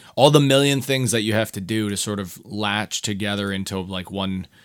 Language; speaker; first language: English; native; English